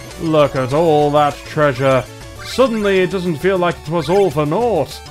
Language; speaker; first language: English; native; English